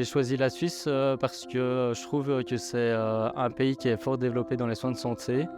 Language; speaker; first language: French; native; French